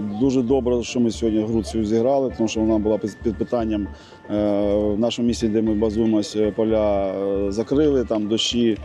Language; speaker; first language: Ukrainian; native; Ukrainian